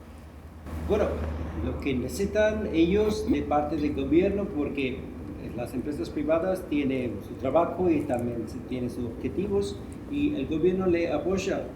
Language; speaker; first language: Spanish; non-native, fluent; Hindi